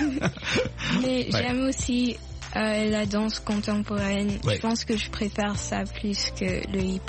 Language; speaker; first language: French; early bilingual, heritage; French